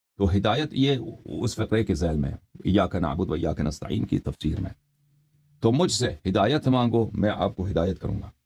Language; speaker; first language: Urdu; non-native, fluent; Persian